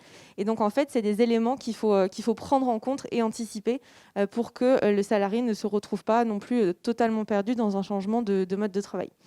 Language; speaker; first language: French; native; French